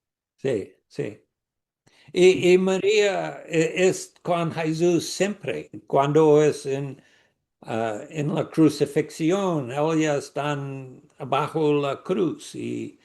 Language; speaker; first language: Spanish; non-native, learner; English